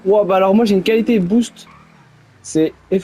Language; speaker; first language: French; native; French